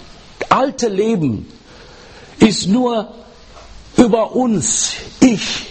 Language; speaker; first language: German; non-native, learner; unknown